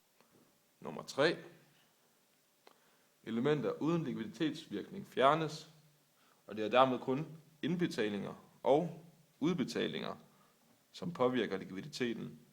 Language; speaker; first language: Danish; native; Danish